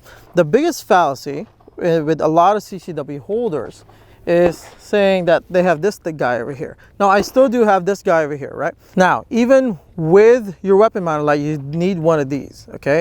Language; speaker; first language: English; native; English